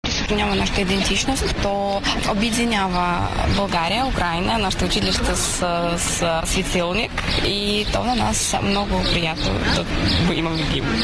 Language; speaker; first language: Bulgarian; non-native, learner; Ukrainian